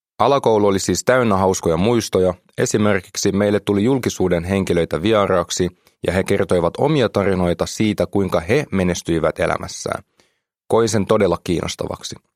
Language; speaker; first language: Finnish; early bilingual, other home language; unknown